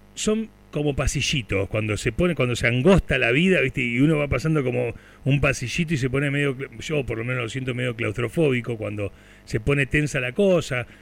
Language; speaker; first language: Spanish; native; Spanish